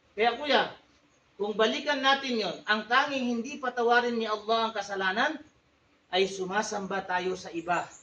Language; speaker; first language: Filipino; non-native, local second language; Tausug